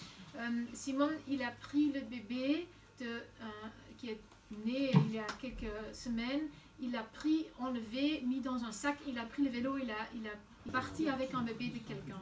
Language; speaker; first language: French; non-native, local second language; Dutch